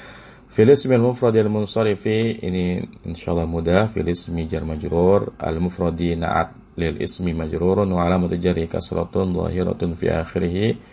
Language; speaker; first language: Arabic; non-native, fluent; Indonesian